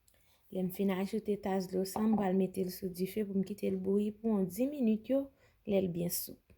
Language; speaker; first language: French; non-native, local second language; Haitian Creole